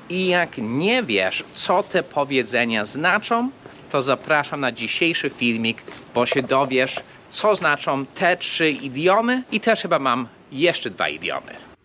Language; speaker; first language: Polish; non-native, fluent; English